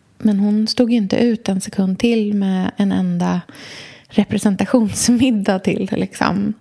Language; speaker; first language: Swedish; native; Swedish